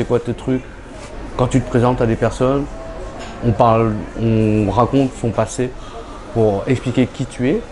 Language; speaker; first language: French; early bilingual, other home language; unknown